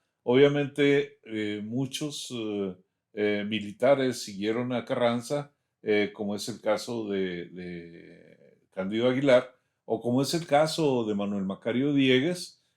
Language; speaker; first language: Spanish; native; Spanish